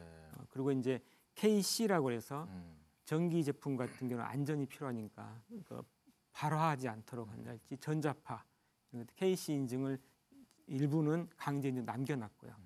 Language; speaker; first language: Korean; native; Korean